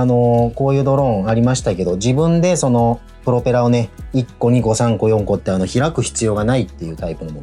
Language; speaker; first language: Japanese; native; Japanese